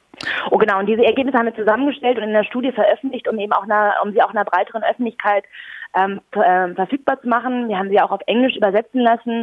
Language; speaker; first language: German; native; German